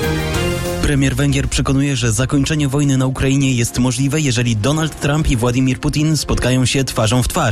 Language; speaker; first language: Polish; native; Polish